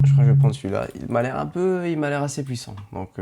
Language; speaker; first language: French; native; French